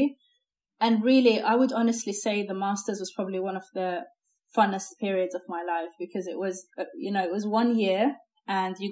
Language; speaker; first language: English; native; English